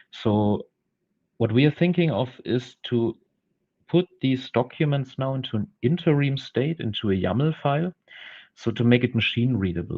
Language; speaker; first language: English; non-native, fluent; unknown